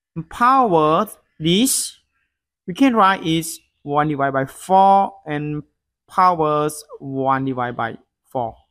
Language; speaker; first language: English; non-native, learner; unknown